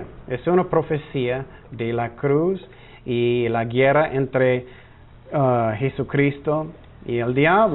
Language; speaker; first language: Spanish; non-native, fluent; English